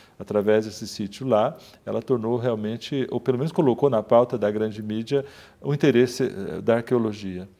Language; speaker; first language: Portuguese; native; Portuguese